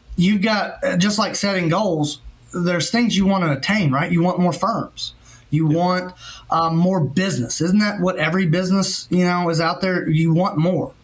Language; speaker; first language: English; native; English